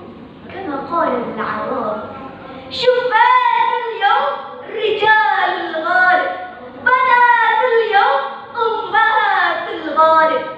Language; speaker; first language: Arabic; non-native, fluent; Indonesian